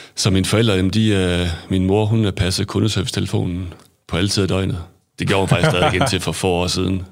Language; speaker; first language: Danish; native; Danish